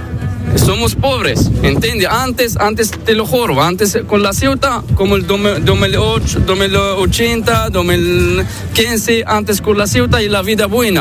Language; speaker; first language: Spanish; non-native, learner; Arabic